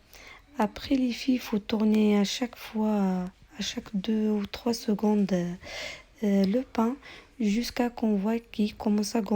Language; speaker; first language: French; non-native, local second language; Arabic